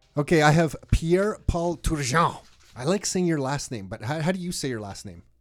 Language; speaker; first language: English; native; English